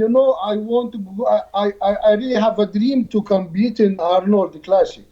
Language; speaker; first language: English; non-native, learner; Arabic